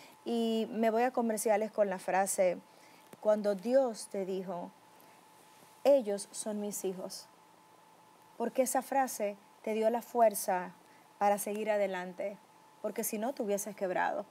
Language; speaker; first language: Spanish; native; Spanish